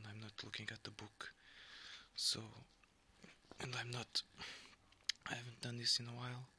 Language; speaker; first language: English; non-native, fluent; Portuguese